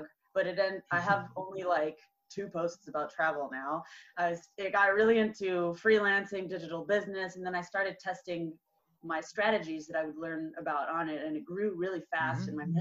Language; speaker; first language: English; native; English